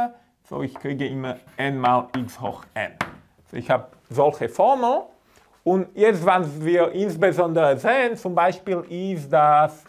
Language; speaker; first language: German; non-native, fluent; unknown